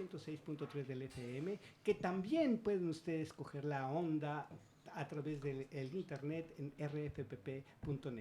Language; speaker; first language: Spanish; native; Spanish